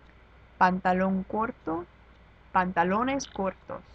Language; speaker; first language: Spanish; non-native, fluent; English